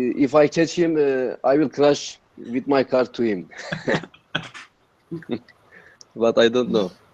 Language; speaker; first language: English; non-native, learner; Turkish